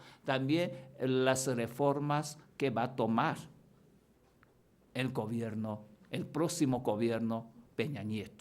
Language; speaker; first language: Spanish; non-native, fluent; Chinese